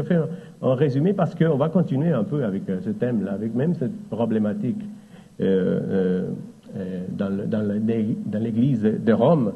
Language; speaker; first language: French; native; French